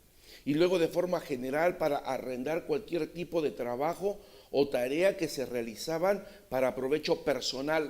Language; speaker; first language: Spanish; native; Spanish